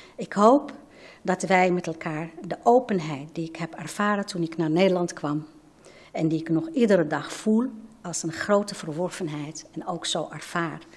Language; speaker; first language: Dutch; non-native, fluent; Arabic